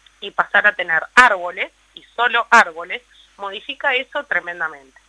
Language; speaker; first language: Spanish; native; Spanish